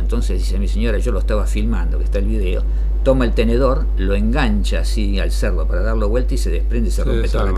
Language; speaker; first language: Spanish; native; Spanish